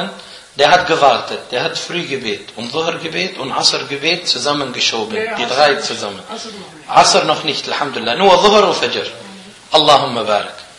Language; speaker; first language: German; non-native, fluent; Arabic